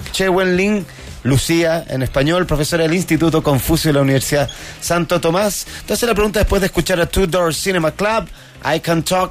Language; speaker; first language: Spanish; native; Spanish